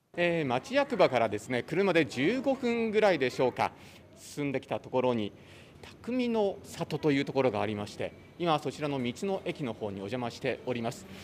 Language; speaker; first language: Japanese; native; Japanese